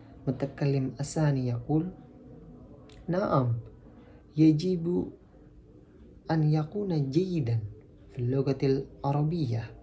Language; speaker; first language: Arabic; non-native, learner; Indonesian